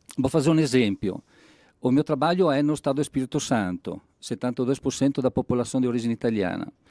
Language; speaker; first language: Portuguese; non-native, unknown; Italian